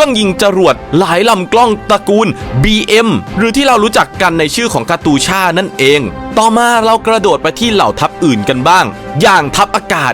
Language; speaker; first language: Thai; native; Thai